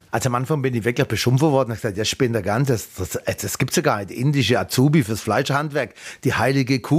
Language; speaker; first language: German; native; German